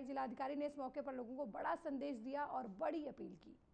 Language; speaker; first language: Hindi; native; Hindi